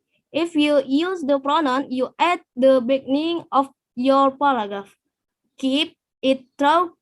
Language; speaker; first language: English; non-native, learner; Indonesian